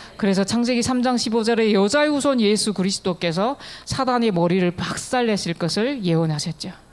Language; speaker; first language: Korean; native; Korean